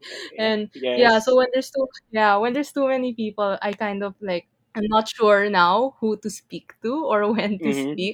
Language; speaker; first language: English; non-native, local second language; Filipino